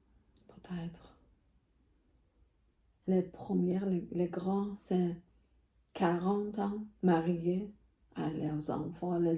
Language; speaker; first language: French; non-native, learner; Persian